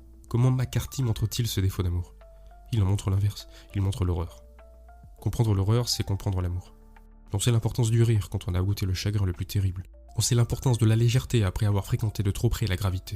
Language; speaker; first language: French; native; French